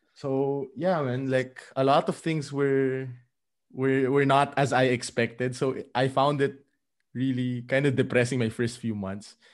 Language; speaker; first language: English; non-native, local second language; Filipino